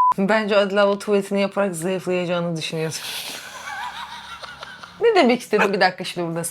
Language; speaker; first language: Turkish; native; Turkish